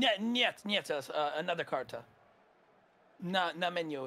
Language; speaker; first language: Russian; non-native, learner; English